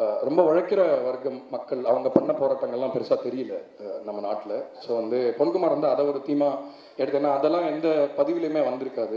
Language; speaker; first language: Tamil; native; Tamil